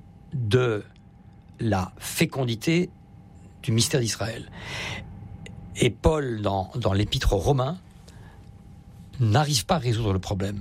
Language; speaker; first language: French; native; French